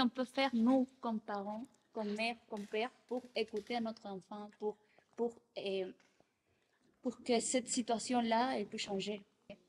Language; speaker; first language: French; non-native, learner; Spanish